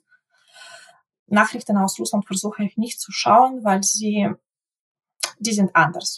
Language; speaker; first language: German; non-native, local second language; Ukrainian